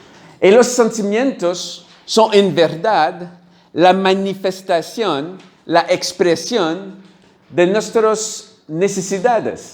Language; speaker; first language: Spanish; non-native, learner; French